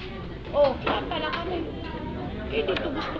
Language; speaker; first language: Filipino; native; Filipino